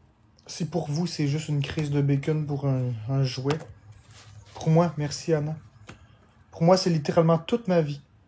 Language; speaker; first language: French; native; French